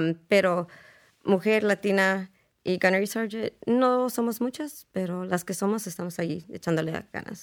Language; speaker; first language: Spanish; early bilingual, heritage; Spanish